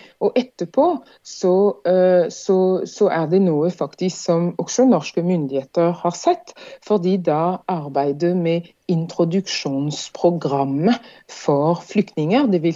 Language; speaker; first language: Norwegian; non-native, fluent; French